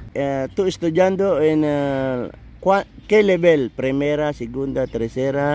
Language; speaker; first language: Spanish; non-native, learner; Filipino